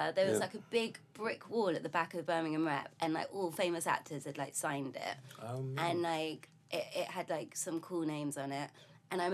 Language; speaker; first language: English; native; English